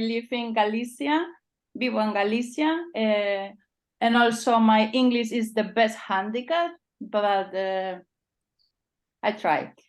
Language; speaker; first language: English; non-native, learner; Spanish